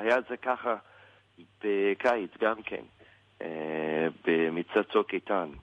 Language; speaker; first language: Hebrew; non-native, learner; English